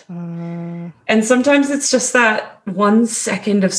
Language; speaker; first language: English; native; English